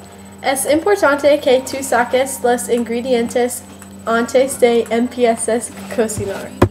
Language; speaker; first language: Spanish; non-native, learner; English